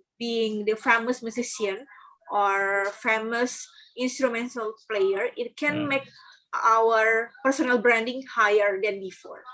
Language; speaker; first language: English; non-native, learner; Indonesian